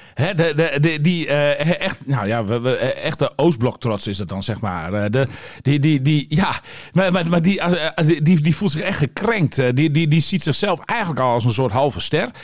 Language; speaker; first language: Dutch; native; Dutch